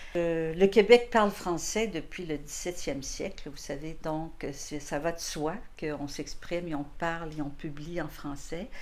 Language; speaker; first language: French; native; French